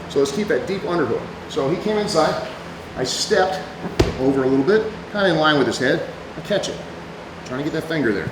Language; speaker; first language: English; native; English